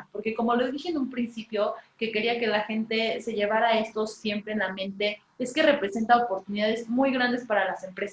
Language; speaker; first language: Spanish; native; Spanish